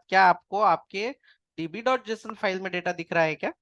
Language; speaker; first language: Hindi; non-native, local second language; Marathi